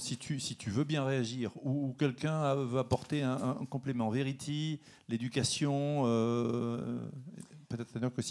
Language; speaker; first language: French; native; French